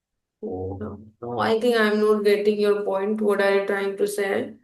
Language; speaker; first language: English; non-native, local second language; Hindi